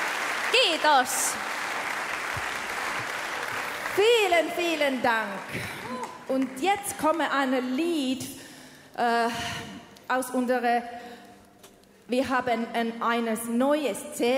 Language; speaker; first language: German; non-native, learner; Finnish